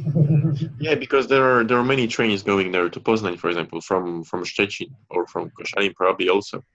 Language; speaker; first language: English; non-native, fluent; Polish